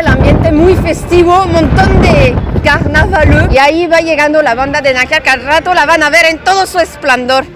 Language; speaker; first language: Spanish; non-native, fluent; French